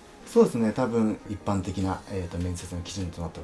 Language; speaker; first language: Japanese; native; Japanese